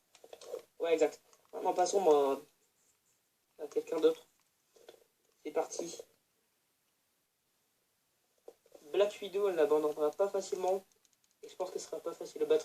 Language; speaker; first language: French; native; French